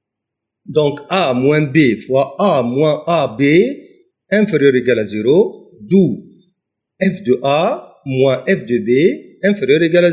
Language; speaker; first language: French; non-native, local second language; Arabic